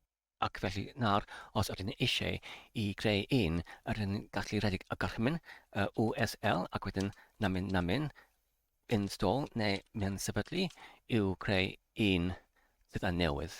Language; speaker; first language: Welsh; non-native, learner; English